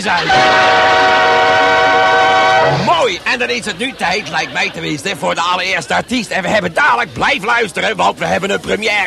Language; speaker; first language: Dutch; native; Dutch